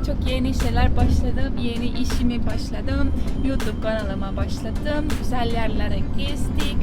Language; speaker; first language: Turkish; non-native, learner; Estonian